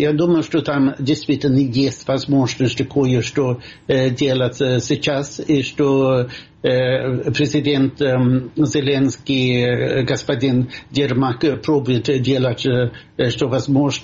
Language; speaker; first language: Russian; non-native, fluent; Swedish